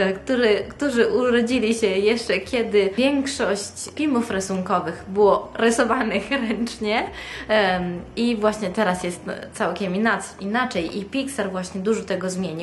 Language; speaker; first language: Polish; non-native, fluent; Italian